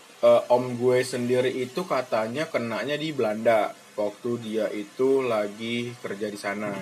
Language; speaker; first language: Indonesian; native; Indonesian